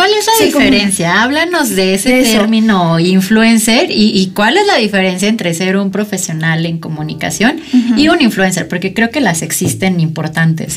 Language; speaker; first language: Spanish; native; Spanish